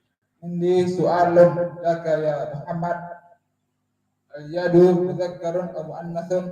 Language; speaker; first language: Arabic; non-native, learner; Indonesian